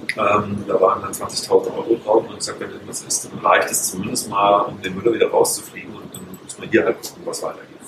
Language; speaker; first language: German; native; German